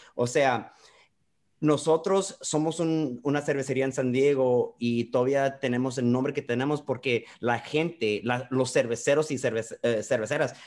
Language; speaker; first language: Spanish; early bilingual, heritage; Spanish